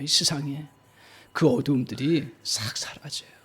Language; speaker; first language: Korean; native; Korean